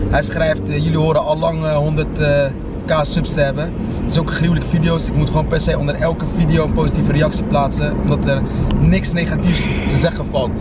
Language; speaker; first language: Dutch; early bilingual, other home language; Arabic